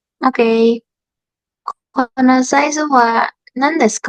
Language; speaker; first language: Japanese; non-native, learner; Indonesian